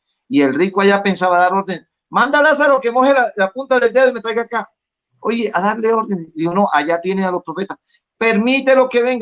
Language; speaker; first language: Spanish; native; Spanish